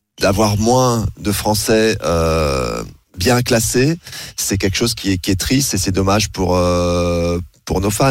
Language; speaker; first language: French; native; French